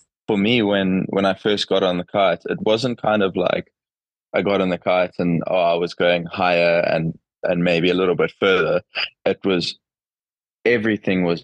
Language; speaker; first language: English; native; English